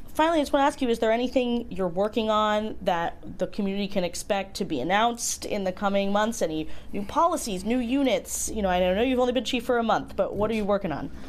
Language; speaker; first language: English; early bilingual, other home language; Spanish